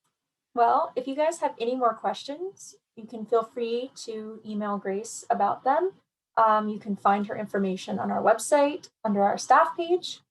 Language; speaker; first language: English; native; English